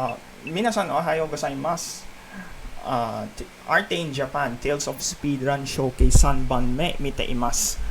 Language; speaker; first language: Japanese; non-native, learner; Filipino